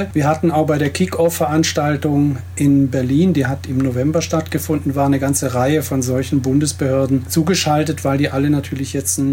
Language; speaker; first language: German; native; German